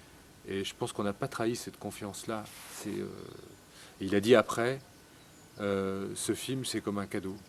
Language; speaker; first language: French; native; French